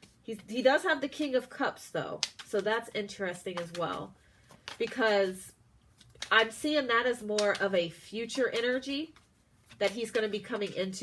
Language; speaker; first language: English; native; English